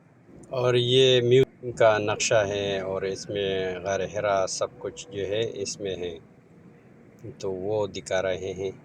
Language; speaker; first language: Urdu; non-native, local second language; Pashto